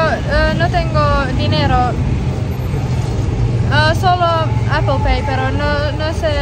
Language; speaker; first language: Spanish; non-native, learner; Finnish